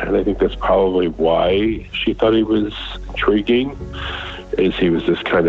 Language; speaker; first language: English; native; English